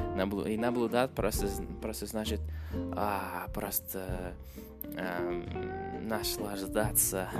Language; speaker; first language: Russian; non-native, fluent; English